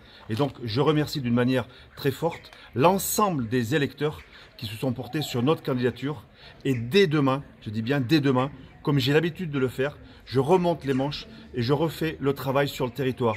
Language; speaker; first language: French; native; French